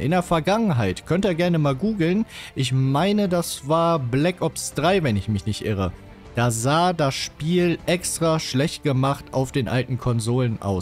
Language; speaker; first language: German; native; German